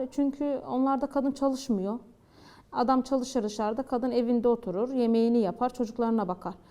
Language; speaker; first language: Turkish; native; Turkish